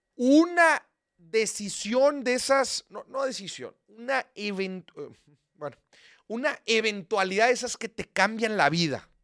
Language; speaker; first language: Spanish; native; Spanish